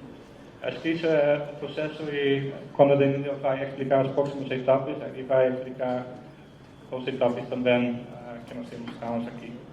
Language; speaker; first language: Portuguese; non-native, fluent; Dutch